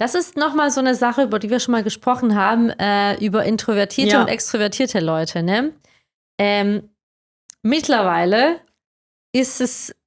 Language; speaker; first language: German; native; German